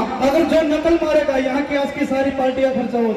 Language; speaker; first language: Hindi; native; Hindi